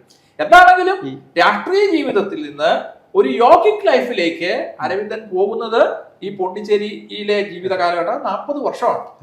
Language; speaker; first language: Malayalam; native; Malayalam